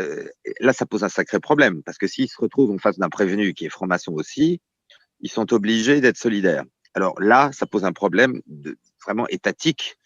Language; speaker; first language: French; native; French